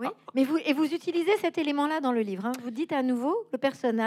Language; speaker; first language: French; native; French